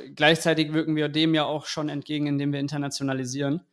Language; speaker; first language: German; native; German